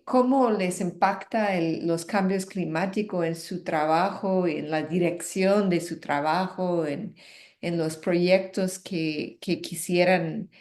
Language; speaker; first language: Spanish; non-native, fluent; English